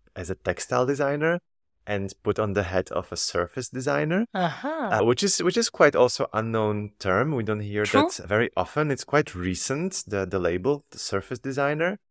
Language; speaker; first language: English; non-native, fluent; Slovak